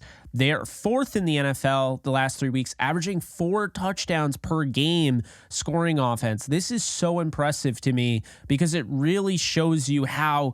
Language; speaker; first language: English; native; English